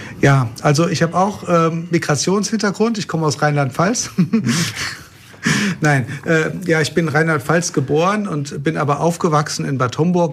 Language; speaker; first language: German; native; German